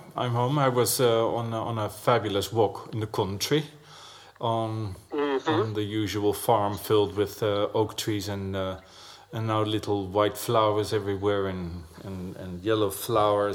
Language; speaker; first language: English; non-native, fluent; Dutch